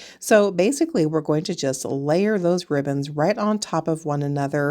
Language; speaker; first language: English; native; English